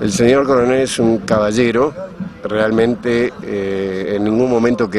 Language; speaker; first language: Spanish; native; Spanish